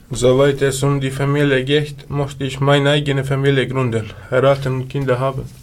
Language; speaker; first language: German; non-native, learner; Serbian